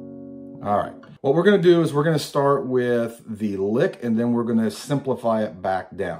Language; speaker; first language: English; native; English